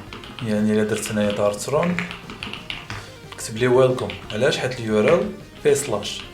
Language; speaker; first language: Arabic; native; Arabic